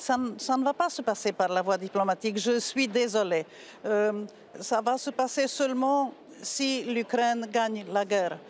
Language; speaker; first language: French; non-native, fluent; Polish